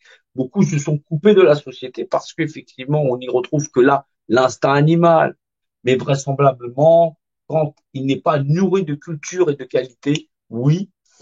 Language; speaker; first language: French; native; French